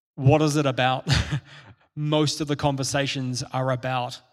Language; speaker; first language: English; native; English